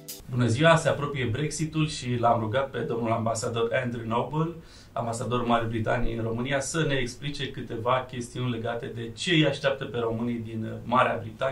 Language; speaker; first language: Romanian; native; Romanian